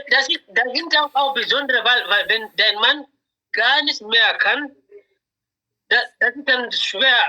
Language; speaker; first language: German; non-native, learner; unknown